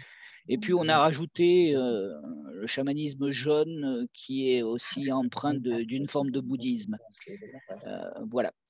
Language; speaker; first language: French; native; French